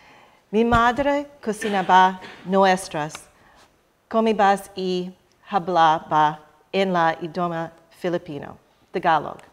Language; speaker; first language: Spanish; non-native, learner; English